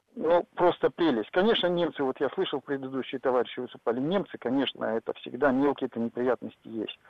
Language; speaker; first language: Russian; native; Russian